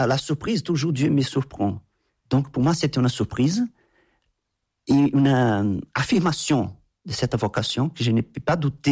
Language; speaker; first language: French; non-native, fluent; Portuguese